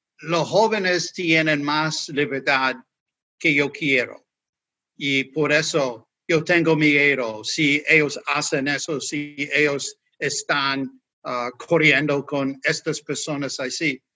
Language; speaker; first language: Spanish; non-native, learner; English